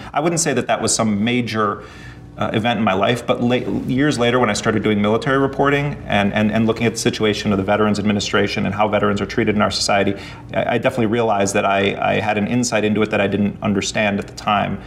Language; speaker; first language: English; native; English